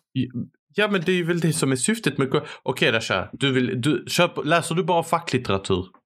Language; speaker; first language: Swedish; early bilingual, other home language; Arabic